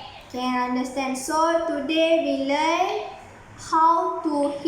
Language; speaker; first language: English; non-native, learner; Malay